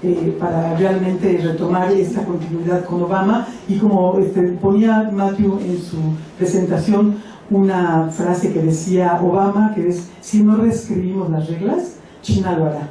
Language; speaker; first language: Spanish; native; Spanish